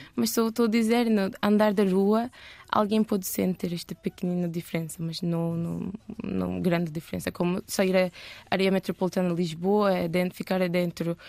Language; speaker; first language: Portuguese; non-native, learner; Turkish